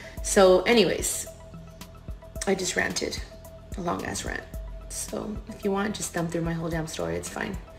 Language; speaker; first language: English; early bilingual, other home language; Spanish